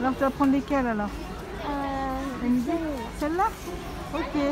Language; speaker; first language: French; native; French